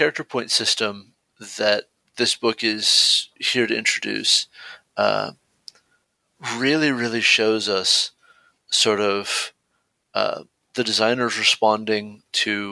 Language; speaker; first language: English; native; English